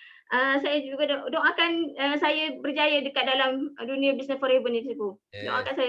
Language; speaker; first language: Malay; native; Malay